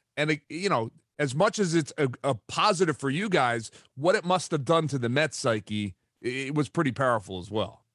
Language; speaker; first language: English; native; English